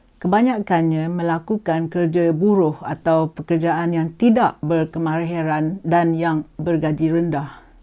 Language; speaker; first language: Malay; native; Malay